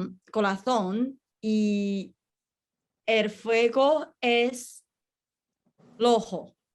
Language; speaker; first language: Spanish; non-native, learner; English